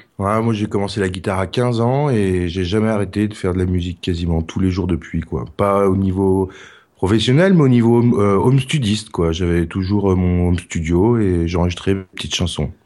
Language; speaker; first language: French; native; French